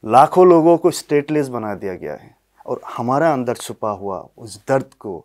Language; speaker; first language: Hindi; non-native, local second language; Bangla